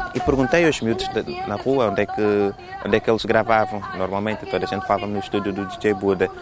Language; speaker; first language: Portuguese; non-native, fluent; Italian